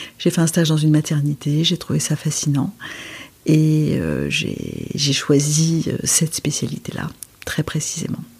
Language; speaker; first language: French; non-native, local second language; Arabic